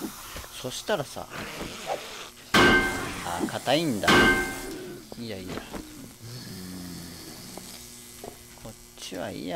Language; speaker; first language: Japanese; native; Japanese